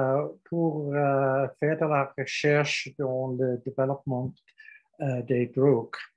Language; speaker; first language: French; non-native, learner; English